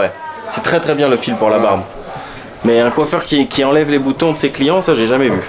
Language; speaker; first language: French; native; French